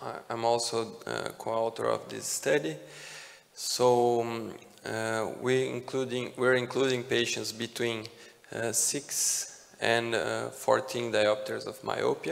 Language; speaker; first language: English; non-native, fluent; Portuguese